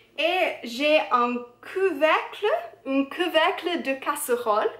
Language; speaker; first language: French; non-native, learner; English